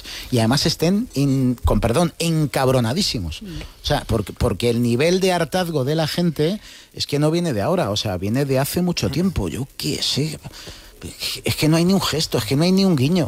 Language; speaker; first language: Spanish; native; Spanish